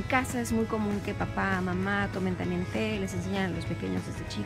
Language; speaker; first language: Spanish; native; Spanish